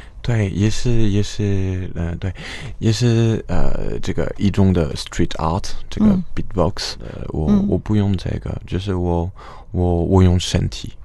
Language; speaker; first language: Chinese; non-native, fluent; French